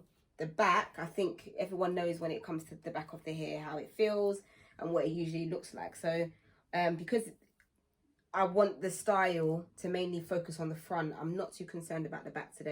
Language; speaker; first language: English; native; English